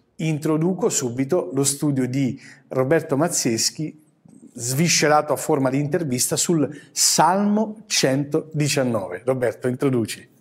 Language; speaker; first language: Italian; native; Italian